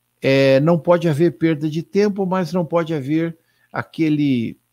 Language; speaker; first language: Portuguese; native; Portuguese